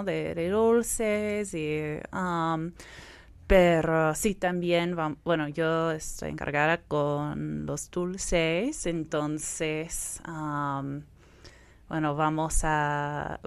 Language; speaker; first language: Spanish; non-native, fluent; English